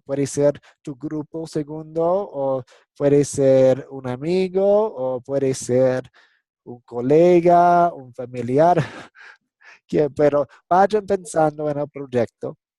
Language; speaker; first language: Spanish; non-native, fluent; English